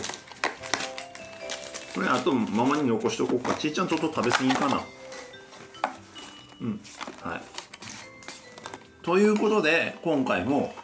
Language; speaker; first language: Japanese; native; Japanese